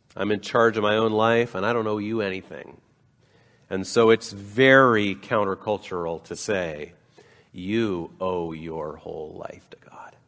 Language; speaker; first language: English; native; English